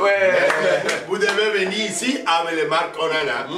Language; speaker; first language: French; non-native, learner; Spanish